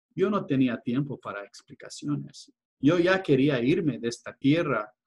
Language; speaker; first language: Spanish; early bilingual, heritage; Spanish